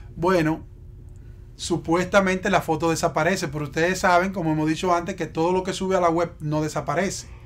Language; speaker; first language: Spanish; native; Spanish